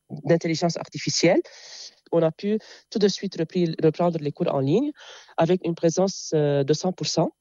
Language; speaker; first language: French; non-native, local second language; Arabic